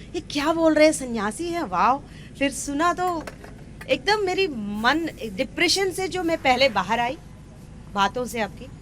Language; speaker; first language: Hindi; non-native, local second language; Telugu